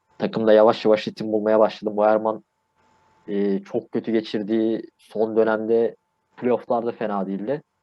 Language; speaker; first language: Turkish; native; Turkish